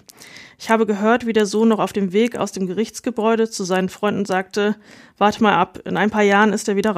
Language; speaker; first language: German; native; German